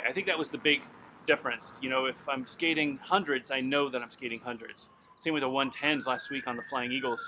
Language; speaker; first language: English; native; English